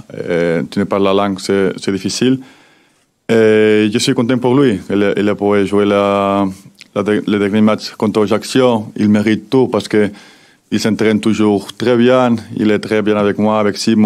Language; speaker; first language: French; non-native, fluent; Spanish